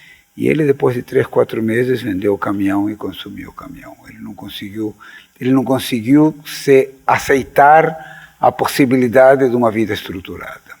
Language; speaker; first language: Portuguese; non-native, fluent; Spanish